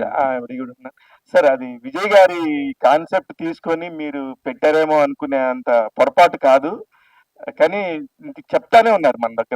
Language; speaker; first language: Telugu; native; Telugu